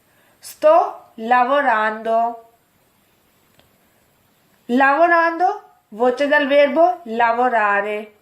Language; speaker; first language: Italian; non-native, fluent; Urdu